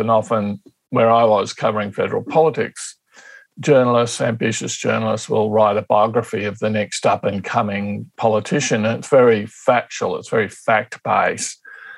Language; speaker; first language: English; native; English